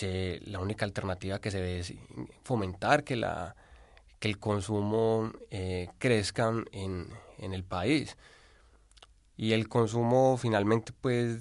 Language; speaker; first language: Spanish; native; Spanish